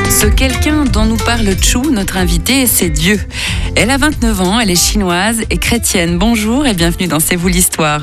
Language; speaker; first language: French; native; French